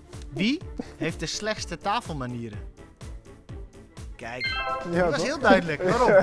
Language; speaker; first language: Dutch; native; Dutch